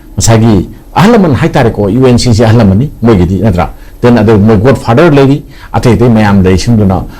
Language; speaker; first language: Manipuri; non-native, local second language; Rongmei Naga